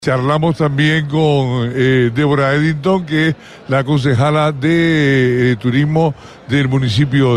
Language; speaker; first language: Spanish; native; Spanish